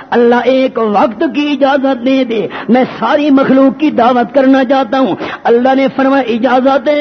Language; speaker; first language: Urdu; non-native, local second language; Pashto